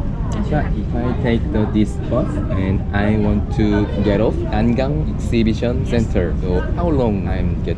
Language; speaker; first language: English; non-native, learner; Korean